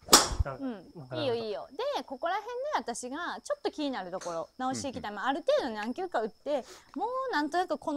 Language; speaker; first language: Japanese; native; Japanese